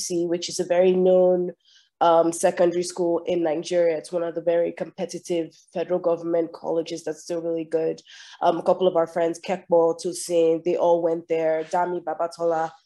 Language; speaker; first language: English; non-native, local second language; Yoruba